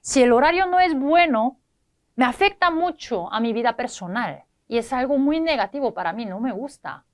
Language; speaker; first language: Spanish; non-native, fluent; Korean